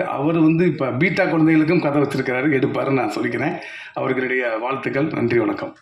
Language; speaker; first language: Tamil; native; Tamil